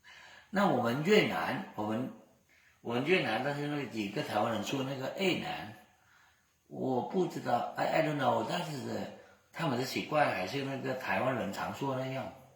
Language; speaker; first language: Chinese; non-native, learner; Vietnamese